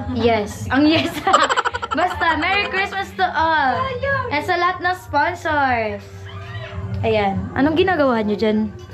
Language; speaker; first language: Filipino; non-native, local second language; Bikol